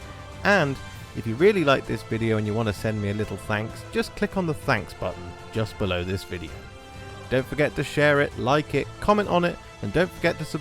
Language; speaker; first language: English; native; English